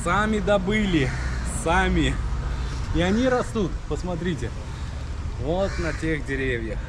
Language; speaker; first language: Russian; native; Russian